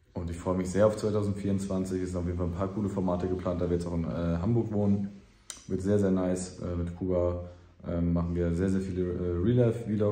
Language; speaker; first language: German; native; German